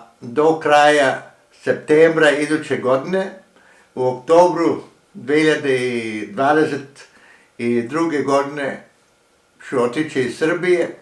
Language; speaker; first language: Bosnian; early bilingual, heritage; Croatian